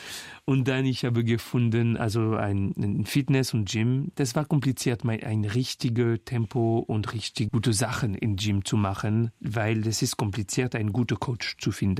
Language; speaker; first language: German; non-native, fluent; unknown